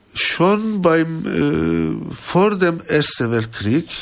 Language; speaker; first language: German; non-native, fluent; Turkish